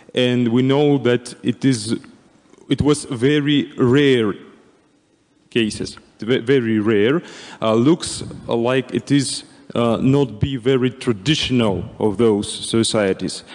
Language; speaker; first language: English; non-native, fluent; Russian